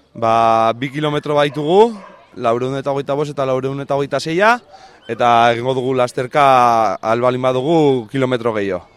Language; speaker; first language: Basque; non-native, local second language; Spanish